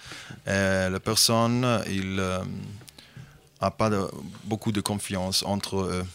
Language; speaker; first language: French; non-native, fluent; Bosnian